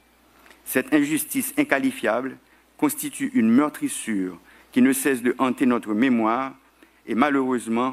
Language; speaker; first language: French; non-native, local second language; Haitian Creole